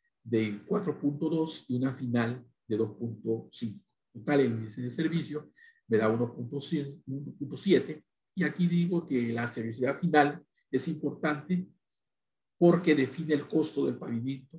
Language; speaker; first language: Spanish; native; Spanish